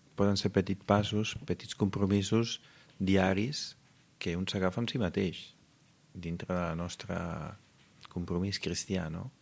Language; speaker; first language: Catalan; non-native, fluent; Italian